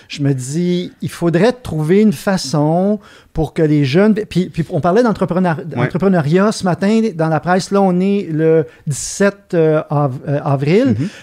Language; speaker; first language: French; native; French